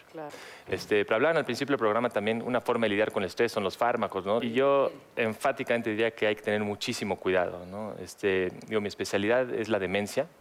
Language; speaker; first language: Spanish; native; Spanish